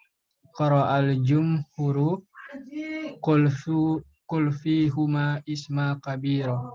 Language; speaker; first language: Arabic; non-native, learner; Indonesian